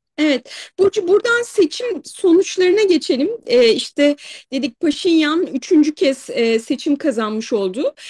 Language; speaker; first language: Turkish; native; Turkish